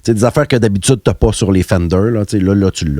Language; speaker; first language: French; native; French